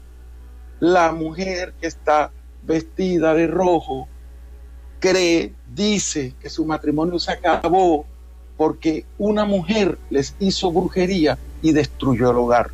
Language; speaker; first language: Spanish; native; Spanish